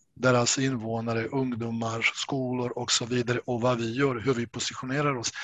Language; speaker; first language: Swedish; non-native, fluent; Bosnian